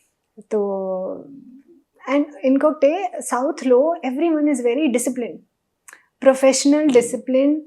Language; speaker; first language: Telugu; non-native, learner; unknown